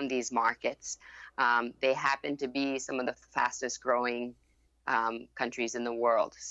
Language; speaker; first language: English; non-native, fluent; Thai